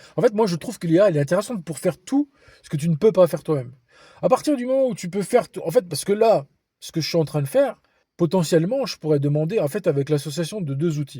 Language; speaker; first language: French; native; French